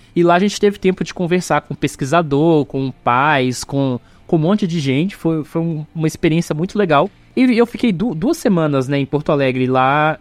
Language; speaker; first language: Portuguese; native; Portuguese